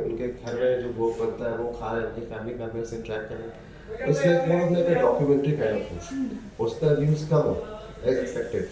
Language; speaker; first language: Hindi; native; Hindi